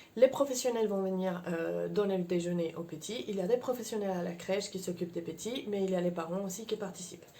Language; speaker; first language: French; non-native, fluent; Spanish